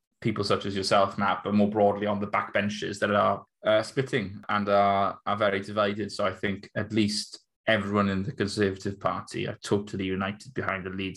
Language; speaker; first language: English; native; English